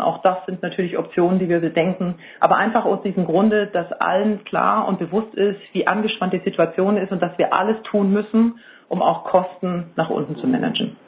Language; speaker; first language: German; native; German